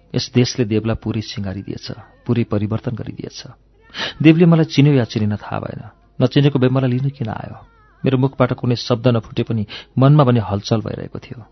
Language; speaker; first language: Nepali; native; Nepali